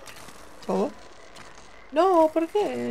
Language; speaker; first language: Spanish; native; Spanish